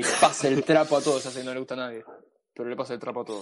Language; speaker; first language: Spanish; native; Spanish